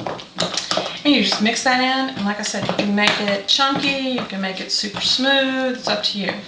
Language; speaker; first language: English; native; English